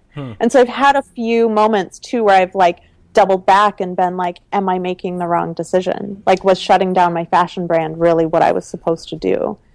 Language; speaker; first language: English; native; English